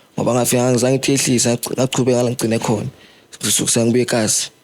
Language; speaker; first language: Zulu; non-native, local second language; Swati